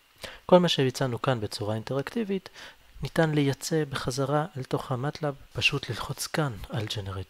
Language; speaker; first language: Hebrew; native; Hebrew